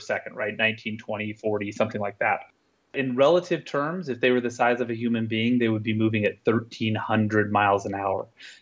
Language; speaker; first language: English; native; English